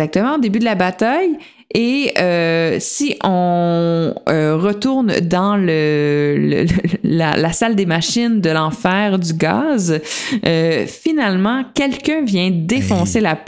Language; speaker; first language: French; native; French